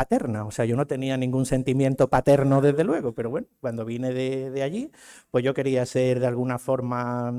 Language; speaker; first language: Spanish; native; Spanish